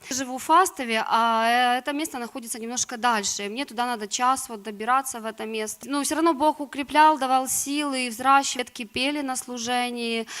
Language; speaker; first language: Russian; native; Russian